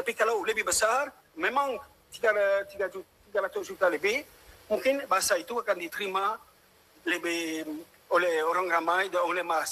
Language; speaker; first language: Indonesian; non-native, fluent; French